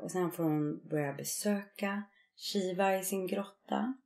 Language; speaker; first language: Swedish; native; Swedish